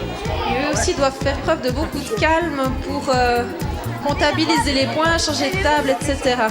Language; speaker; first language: French; native; French